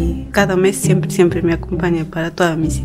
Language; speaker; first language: Spanish; native; Spanish